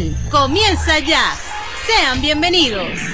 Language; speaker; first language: Spanish; native; Spanish